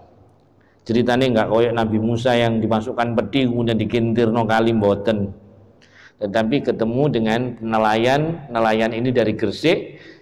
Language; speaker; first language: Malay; non-native, local second language; Javanese